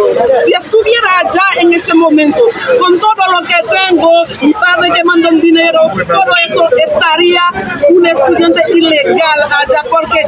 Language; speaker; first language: Spanish; non-native, fluent; Haitian Creole